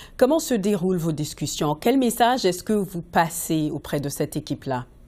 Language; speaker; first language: French; native; French